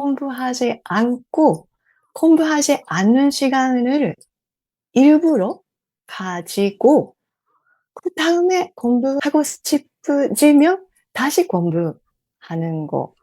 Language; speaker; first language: Korean; non-native, fluent; Japanese